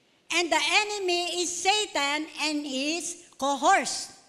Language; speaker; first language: English; non-native, local second language; Filipino